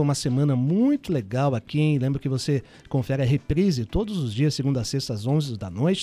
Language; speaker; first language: Portuguese; native; Portuguese